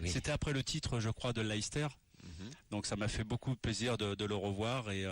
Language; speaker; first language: French; native; French